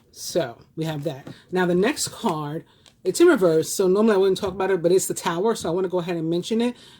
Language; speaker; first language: English; native; English